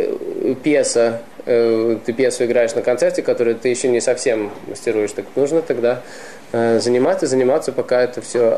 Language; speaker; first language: Russian; early bilingual, heritage; Russian